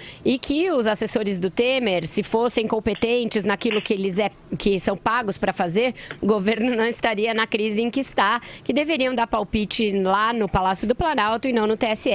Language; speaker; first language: Portuguese; native; Portuguese